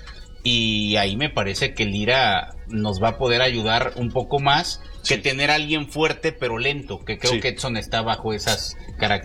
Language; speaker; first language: Spanish; native; Spanish